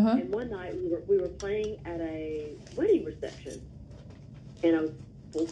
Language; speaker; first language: English; native; English